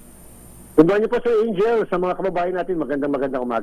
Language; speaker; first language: Filipino; native; Filipino